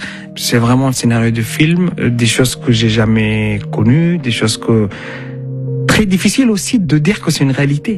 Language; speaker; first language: French; non-native, fluent; Arabic